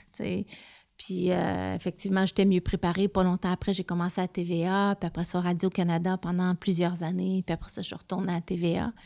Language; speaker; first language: French; native; French